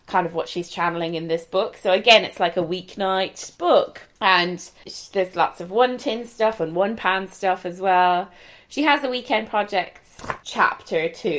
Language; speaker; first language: English; native; English